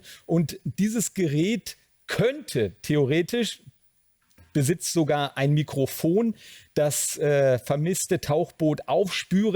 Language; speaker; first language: German; native; German